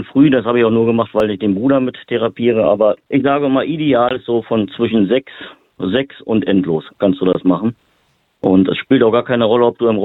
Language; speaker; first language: German; native; German